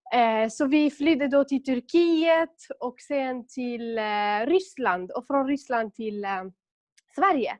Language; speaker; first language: Swedish; non-native, local second language; Kurdish